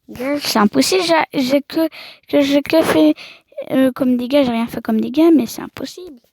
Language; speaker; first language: French; native; French